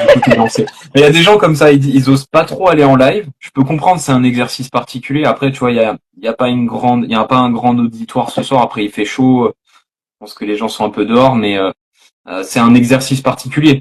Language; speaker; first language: French; native; French